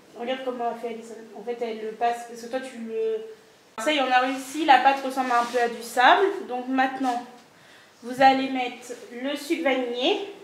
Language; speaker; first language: French; native; French